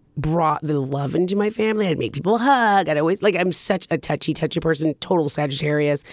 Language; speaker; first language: English; early bilingual, other home language; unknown